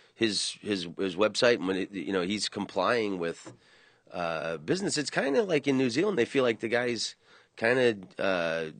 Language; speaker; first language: English; native; English